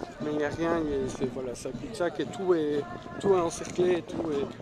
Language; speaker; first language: French; native; French